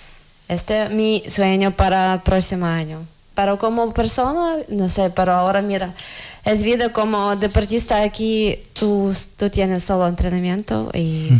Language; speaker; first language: Spanish; non-native, learner; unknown